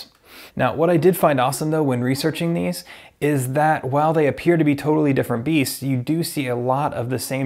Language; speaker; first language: English; native; English